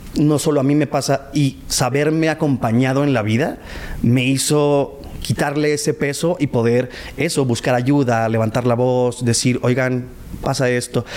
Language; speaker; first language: Spanish; native; Spanish